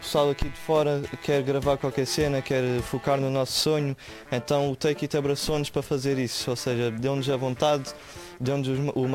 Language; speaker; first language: Portuguese; native; Portuguese